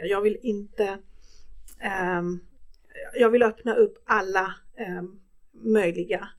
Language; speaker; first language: Swedish; non-native, fluent; Spanish